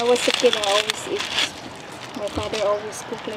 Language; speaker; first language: English; non-native, learner; Cebuano